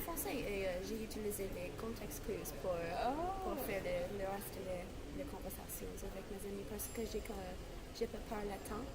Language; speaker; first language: French; non-native, learner; English